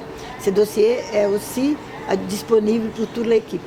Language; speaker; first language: French; non-native, fluent; Portuguese